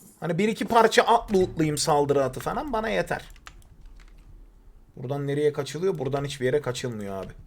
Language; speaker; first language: Turkish; native; Turkish